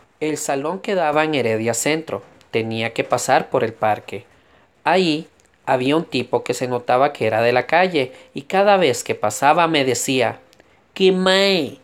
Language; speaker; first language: Spanish; native; Spanish